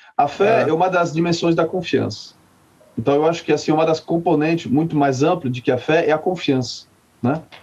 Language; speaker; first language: Portuguese; non-native, fluent; French